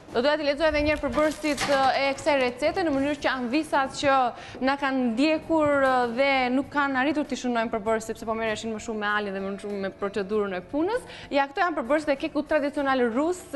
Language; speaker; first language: Albanian; native; Albanian